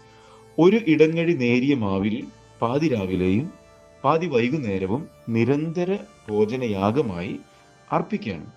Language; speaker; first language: Malayalam; native; Malayalam